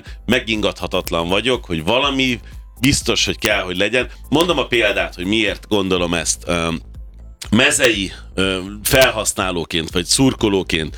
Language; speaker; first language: Hungarian; native; Hungarian